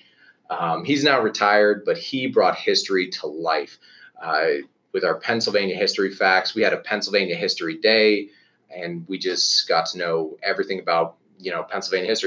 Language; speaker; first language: English; native; English